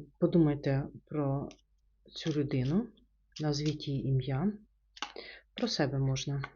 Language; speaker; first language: Ukrainian; non-native, local second language; Russian